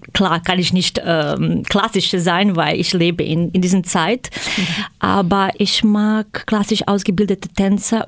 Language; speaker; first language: German; non-native, fluent; Croatian